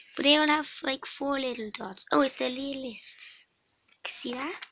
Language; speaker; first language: English; non-native, fluent; Swedish